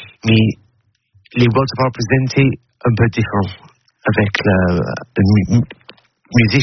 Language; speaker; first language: French; non-native, learner; English